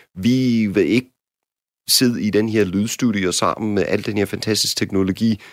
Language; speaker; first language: Danish; non-native, fluent; English